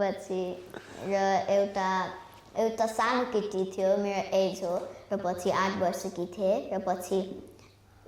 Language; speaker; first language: Nepali; early bilingual, heritage; Nepali